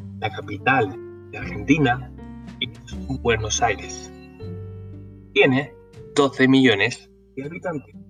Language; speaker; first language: Spanish; non-native, learner; Norwegian